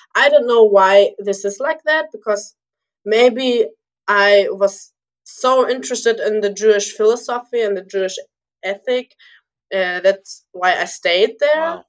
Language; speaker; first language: English; early bilingual, other home language; Russian